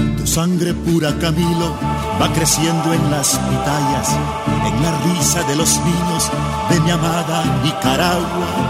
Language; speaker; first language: Spanish; native; Spanish